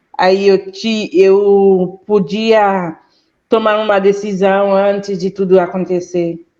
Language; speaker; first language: Portuguese; non-native, fluent; Haitian Creole